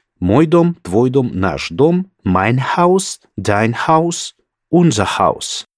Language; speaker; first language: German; non-native, learner; Russian